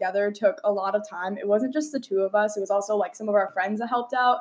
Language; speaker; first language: English; native; English